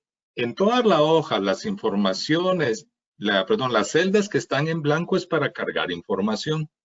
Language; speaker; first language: Spanish; native; Spanish